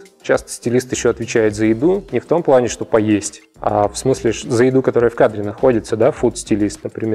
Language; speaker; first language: Russian; native; Russian